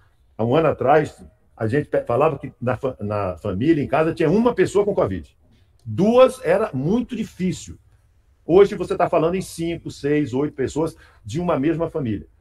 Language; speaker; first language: Portuguese; native; Portuguese